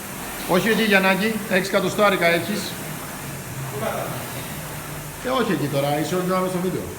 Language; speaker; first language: Greek; native; Greek